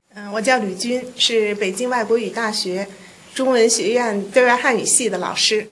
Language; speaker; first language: Chinese; native; Chinese